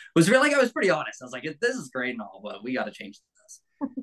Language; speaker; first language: English; native; English